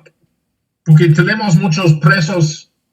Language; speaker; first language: Spanish; non-native, fluent; English